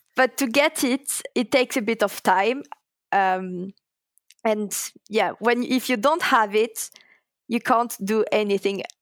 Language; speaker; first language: English; non-native, fluent; French